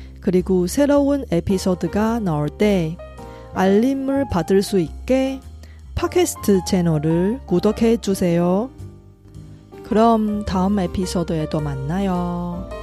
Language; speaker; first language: Korean; non-native, fluent; Chinese